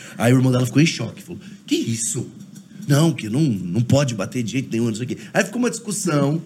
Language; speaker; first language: Portuguese; native; Portuguese